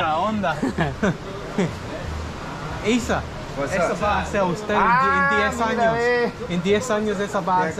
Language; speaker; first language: Spanish; non-native, learner; English